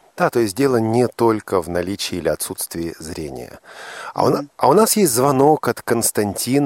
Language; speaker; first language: Russian; native; Russian